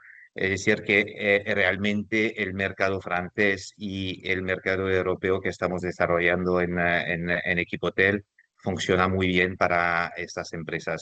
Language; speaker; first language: Spanish; non-native, fluent; French